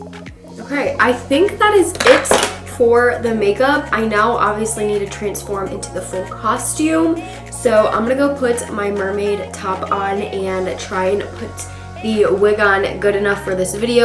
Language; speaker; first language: English; native; English